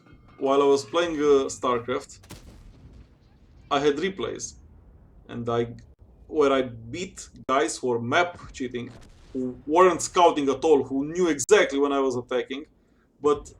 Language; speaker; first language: English; non-native, fluent; Romanian